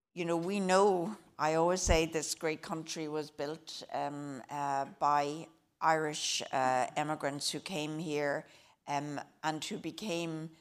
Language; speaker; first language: English; native; English